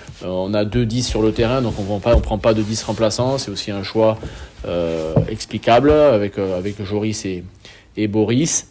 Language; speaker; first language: French; native; French